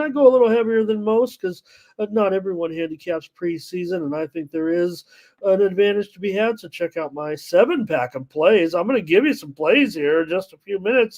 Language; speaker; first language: English; native; English